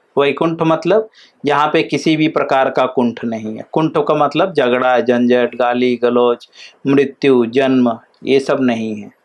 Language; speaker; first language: Hindi; native; Hindi